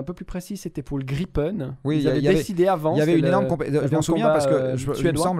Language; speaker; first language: French; native; French